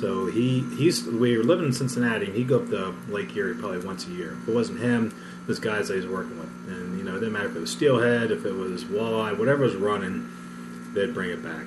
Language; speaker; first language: English; native; English